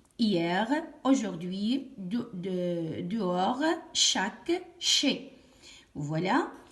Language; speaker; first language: French; non-native, local second language; Arabic